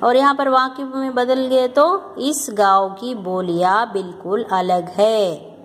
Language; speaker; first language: Hindi; non-native, local second language; Telugu